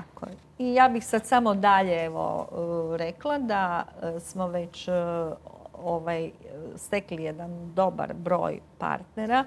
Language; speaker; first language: Croatian; native; Croatian